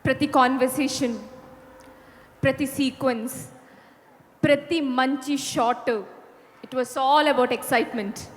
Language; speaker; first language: Telugu; non-native, learner; Malayalam